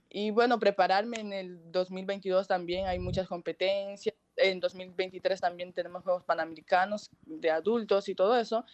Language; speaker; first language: Spanish; native; Spanish